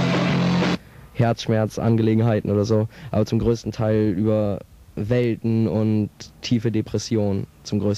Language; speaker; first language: German; native; German